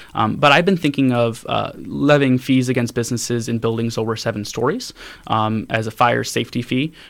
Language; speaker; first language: English; native; English